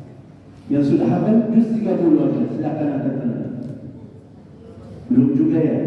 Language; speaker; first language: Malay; non-native, fluent; Arabic